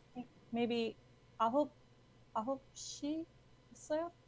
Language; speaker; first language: Korean; non-native, learner; English